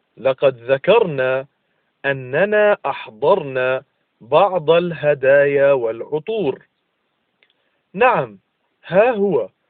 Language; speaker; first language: Arabic; non-native, fluent; English